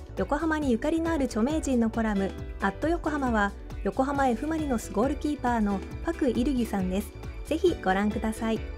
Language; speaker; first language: Japanese; native; Japanese